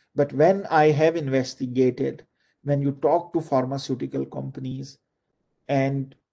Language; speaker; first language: English; non-native, local second language; Urdu